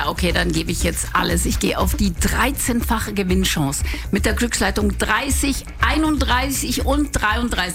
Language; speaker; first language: German; native; German